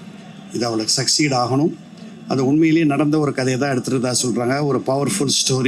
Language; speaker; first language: Tamil; native; Tamil